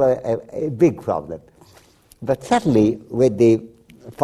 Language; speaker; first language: English; non-native, local second language; Bangla